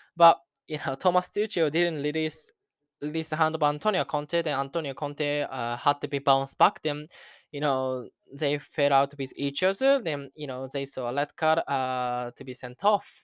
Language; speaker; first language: English; non-native, learner; Japanese